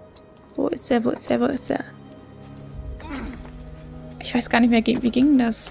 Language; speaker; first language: German; native; German